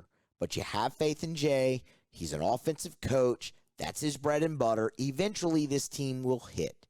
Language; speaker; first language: English; native; English